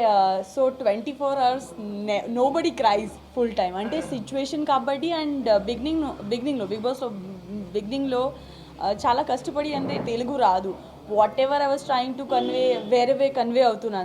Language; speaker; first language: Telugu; non-native, learner; Gujarati